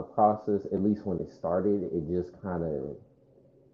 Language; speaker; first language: English; native; English